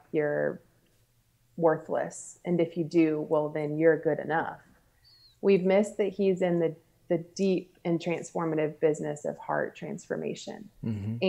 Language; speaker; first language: English; native; English